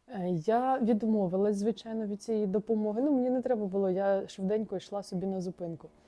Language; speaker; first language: Ukrainian; non-native, local second language; Russian